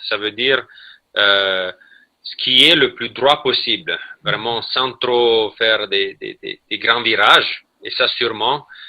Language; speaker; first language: French; non-native, fluent; Italian